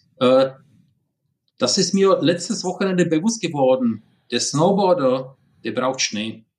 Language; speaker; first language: German; non-native, fluent; Czech